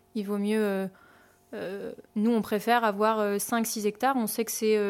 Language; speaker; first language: French; native; French